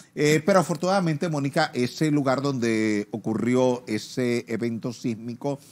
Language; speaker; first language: Spanish; native; Spanish